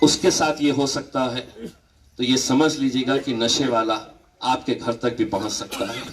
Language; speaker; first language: Hindi; non-native, local second language; Marathi